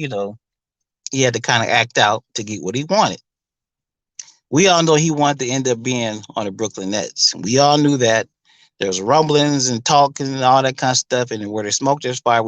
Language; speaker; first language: English; native; English